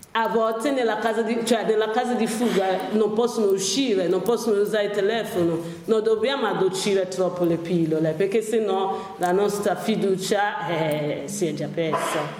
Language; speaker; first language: Italian; non-native, fluent; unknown